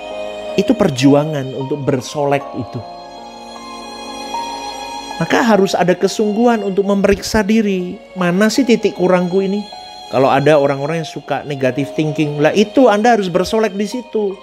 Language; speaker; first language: Indonesian; native; Indonesian